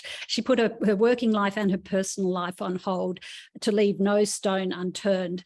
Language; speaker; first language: English; native; English